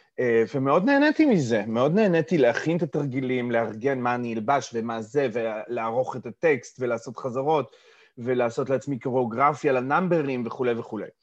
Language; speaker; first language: Hebrew; early bilingual, other home language; English